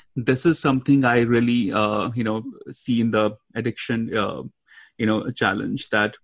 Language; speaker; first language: English; non-native, local second language; Hindi